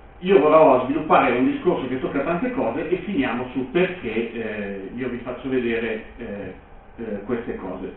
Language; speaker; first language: Italian; native; Italian